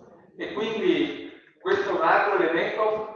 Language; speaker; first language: Italian; native; Italian